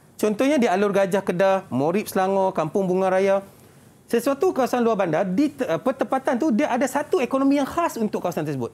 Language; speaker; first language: Malay; native; Malay